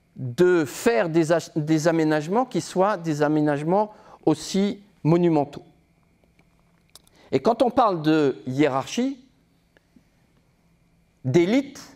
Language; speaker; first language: French; native; French